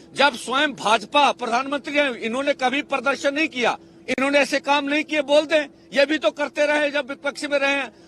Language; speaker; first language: Hindi; non-native, local second language; Punjabi